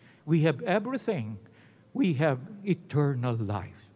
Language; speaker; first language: English; non-native, local second language; Filipino